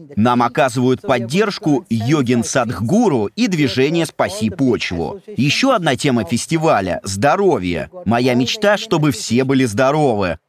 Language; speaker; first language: Russian; non-native, fluent; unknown